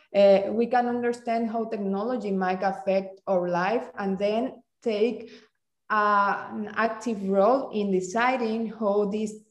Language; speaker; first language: English; non-native, fluent; Spanish